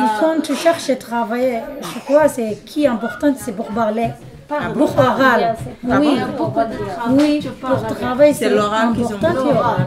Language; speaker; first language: French; non-native, learner; Somali